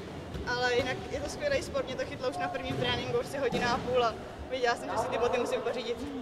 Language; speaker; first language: Czech; native; Czech